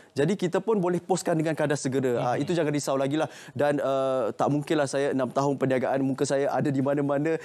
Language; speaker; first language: Malay; native; Malay